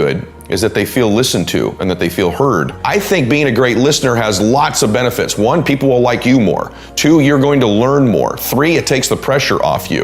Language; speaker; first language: English; native; English